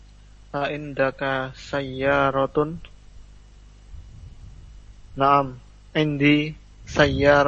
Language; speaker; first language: Arabic; non-native, learner; Indonesian